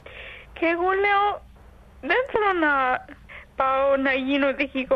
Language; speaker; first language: Greek; early bilingual, heritage; English